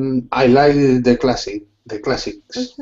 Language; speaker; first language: English; non-native, learner; Spanish